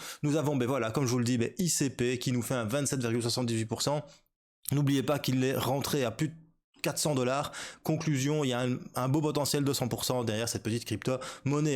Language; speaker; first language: French; native; French